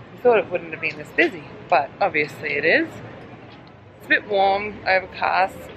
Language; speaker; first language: English; native; English